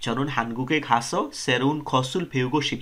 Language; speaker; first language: Korean; non-native, learner; Bangla